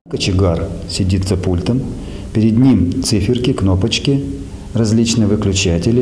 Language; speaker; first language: Russian; native; Russian